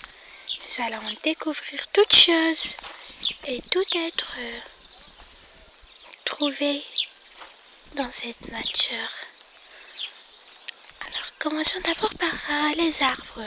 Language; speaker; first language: French; non-native, local second language; Arabic